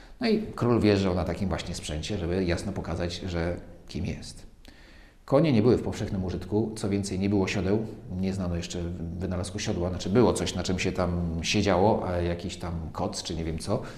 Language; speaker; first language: Polish; native; Polish